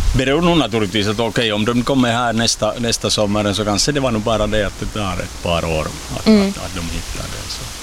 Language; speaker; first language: Swedish; non-native, local second language; Finnish